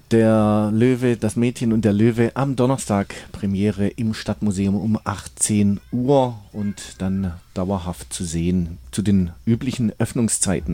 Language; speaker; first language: German; native; German